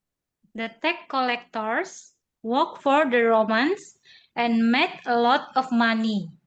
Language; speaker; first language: English; non-native, learner; Indonesian